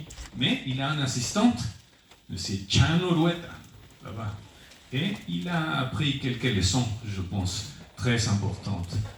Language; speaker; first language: French; non-native, fluent; Spanish